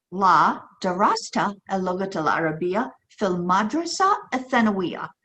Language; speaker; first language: Arabic; non-native, fluent; English